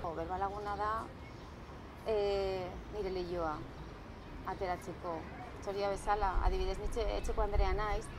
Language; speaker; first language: Basque; non-native, local second language; Spanish